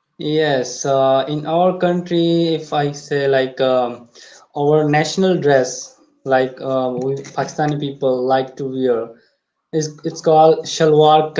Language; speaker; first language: English; non-native, learner; Urdu